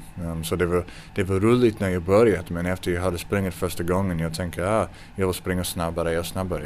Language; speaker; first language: Swedish; non-native, fluent; English